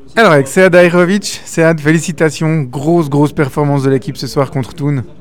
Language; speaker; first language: French; native; French